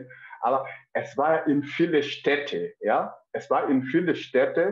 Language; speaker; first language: German; non-native, fluent; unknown